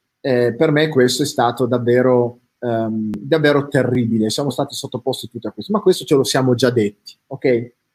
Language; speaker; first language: Italian; native; Italian